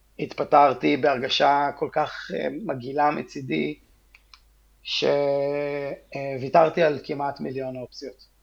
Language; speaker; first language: Hebrew; native; Hebrew